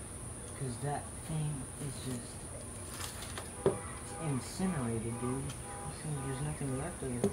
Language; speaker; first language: English; native; English